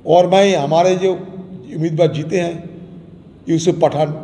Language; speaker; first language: Hindi; non-native, local second language; Bangla